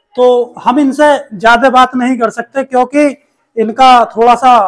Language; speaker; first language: Hindi; native; Hindi